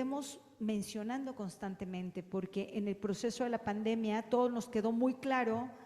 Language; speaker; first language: Spanish; native; Spanish